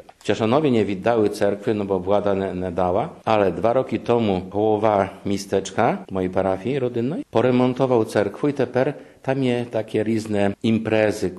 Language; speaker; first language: Ukrainian; non-native, fluent; Polish